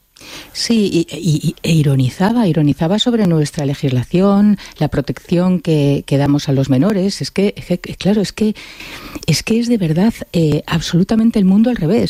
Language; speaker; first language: Spanish; native; Spanish